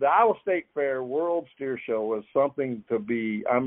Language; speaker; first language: English; native; English